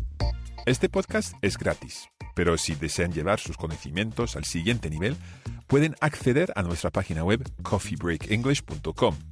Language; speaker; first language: Spanish; non-native, fluent; English